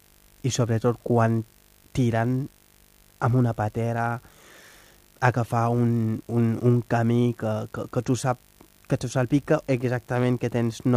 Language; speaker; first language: Catalan; non-native, fluent; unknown